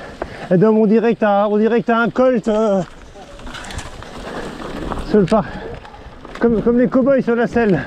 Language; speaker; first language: French; native; French